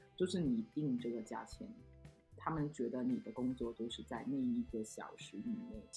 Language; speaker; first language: Chinese; non-native, local second language; Cantonese